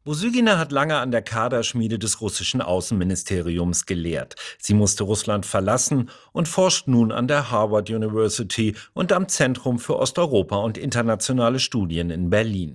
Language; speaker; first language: German; native; German